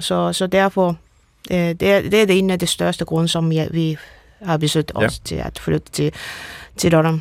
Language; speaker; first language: Danish; non-native, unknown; Japanese